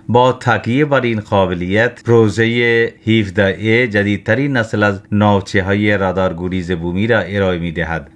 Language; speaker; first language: Persian; non-native, fluent; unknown